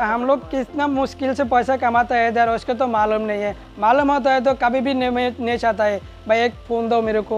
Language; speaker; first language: Hindi; non-native, learner; Bangla